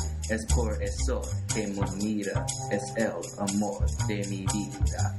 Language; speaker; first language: Spanish; non-native, learner; English